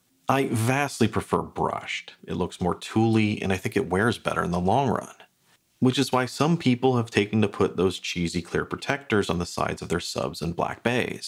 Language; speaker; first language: English; native; English